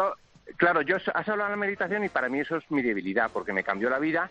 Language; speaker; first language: Spanish; native; Spanish